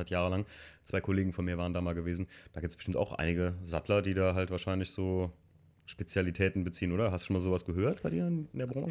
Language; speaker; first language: German; native; German